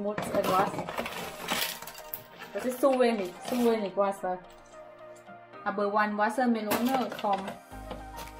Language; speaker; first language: German; non-native, learner; Thai